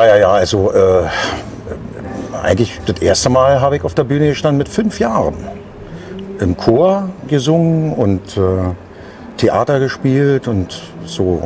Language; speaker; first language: German; native; German